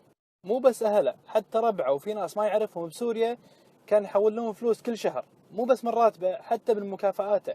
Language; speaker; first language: Arabic; native; Arabic